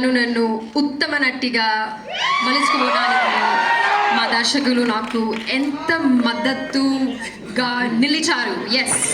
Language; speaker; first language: Telugu; non-native, learner; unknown